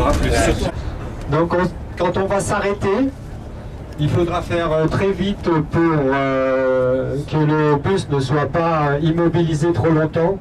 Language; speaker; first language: French; native; French